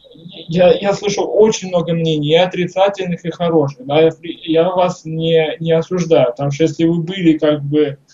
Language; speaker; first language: Russian; native; Russian